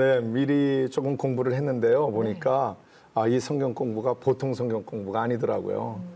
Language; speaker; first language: Korean; native; Korean